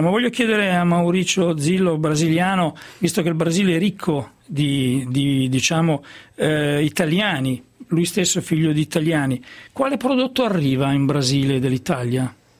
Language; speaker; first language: Italian; native; Italian